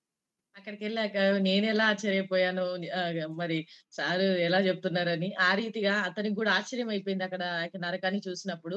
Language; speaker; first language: Telugu; native; Telugu